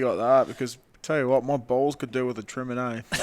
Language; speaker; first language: English; native; English